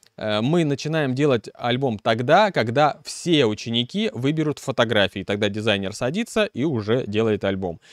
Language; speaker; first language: Russian; native; Russian